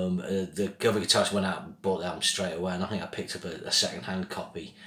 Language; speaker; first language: English; native; English